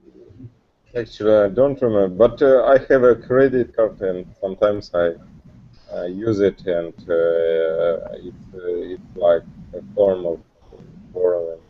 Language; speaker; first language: English; non-native, learner; Russian